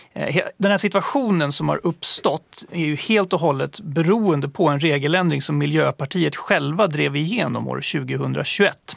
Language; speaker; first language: Swedish; native; Swedish